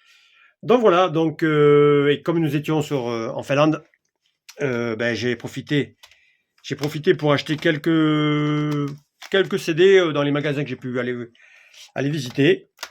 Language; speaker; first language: French; native; French